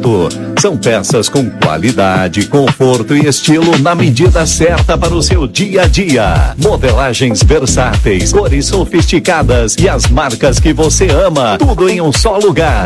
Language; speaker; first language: Portuguese; native; Portuguese